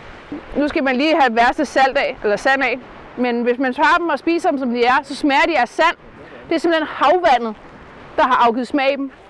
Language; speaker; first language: Danish; native; Danish